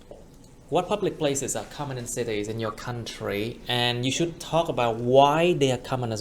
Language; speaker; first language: English; non-native, fluent; Vietnamese